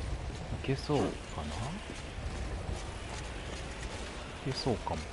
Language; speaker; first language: Japanese; native; Japanese